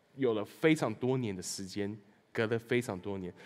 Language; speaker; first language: Chinese; early bilingual, heritage; Chinese